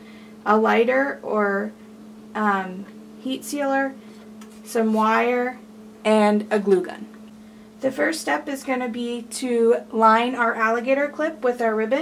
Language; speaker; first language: English; native; English